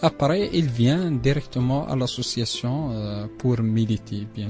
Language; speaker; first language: French; non-native, local second language; Arabic